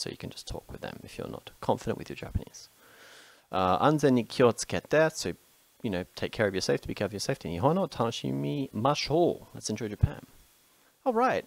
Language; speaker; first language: English; native; English